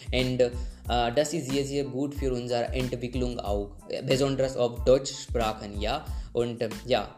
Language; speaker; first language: German; non-native, learner; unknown